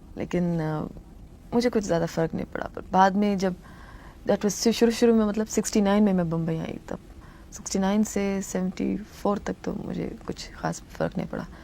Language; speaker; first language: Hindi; non-native, local second language; Tamil